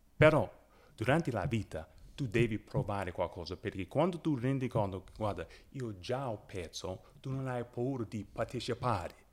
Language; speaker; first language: Italian; non-native, learner; English